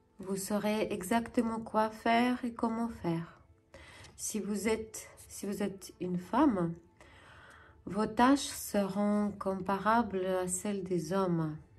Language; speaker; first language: French; non-native, fluent; Ukrainian